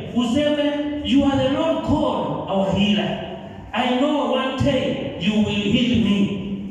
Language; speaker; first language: English; non-native, local second language; Swahili